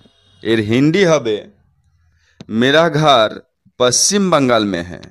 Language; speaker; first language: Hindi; non-native, fluent; Bangla